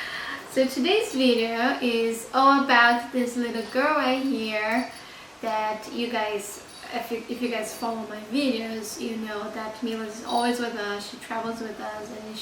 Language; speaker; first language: English; non-native, fluent; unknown